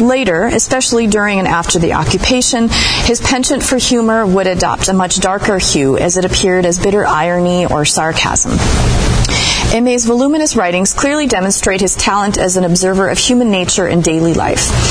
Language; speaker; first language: English; native; English